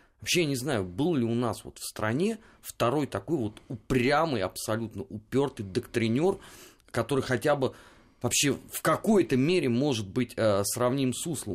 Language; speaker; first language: Russian; native; Russian